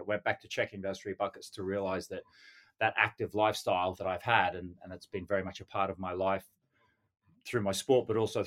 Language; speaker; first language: English; native; English